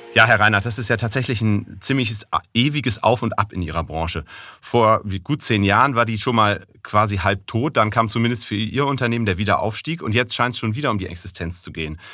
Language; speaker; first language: German; native; German